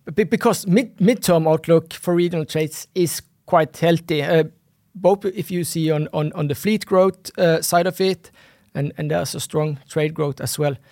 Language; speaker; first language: English; non-native, fluent; Norwegian